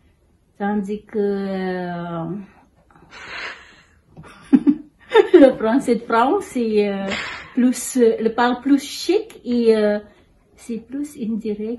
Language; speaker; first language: French; non-native, learner; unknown